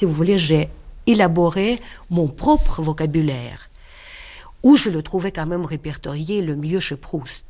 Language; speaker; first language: French; non-native, fluent; Russian